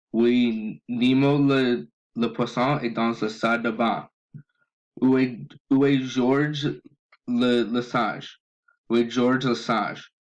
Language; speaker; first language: French; non-native, learner; English